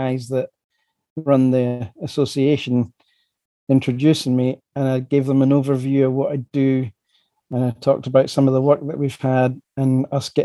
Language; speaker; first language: English; native; English